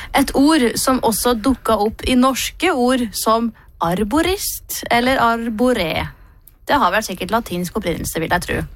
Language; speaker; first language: Norwegian; native; Norwegian